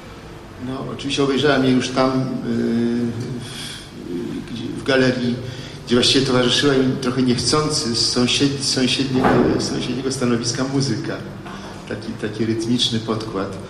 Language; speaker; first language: Polish; native; Polish